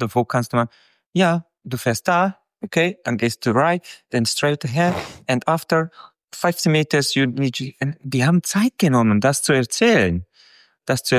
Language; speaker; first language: German; non-native, fluent; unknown